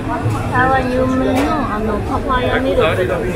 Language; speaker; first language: Japanese; non-native, fluent; Chinese